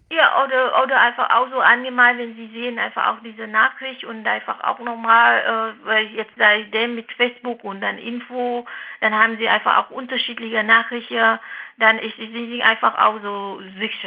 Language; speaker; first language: German; non-native, fluent; Vietnamese